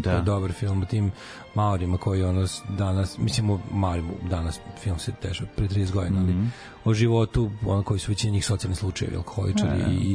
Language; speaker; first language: Serbian; native; Serbian